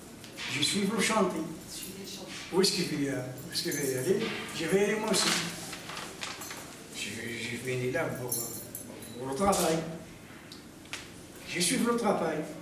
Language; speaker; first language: French; non-native, learner; Arabic